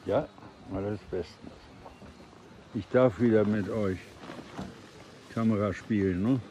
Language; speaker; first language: German; native; German